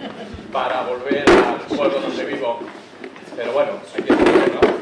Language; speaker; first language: Spanish; native; Spanish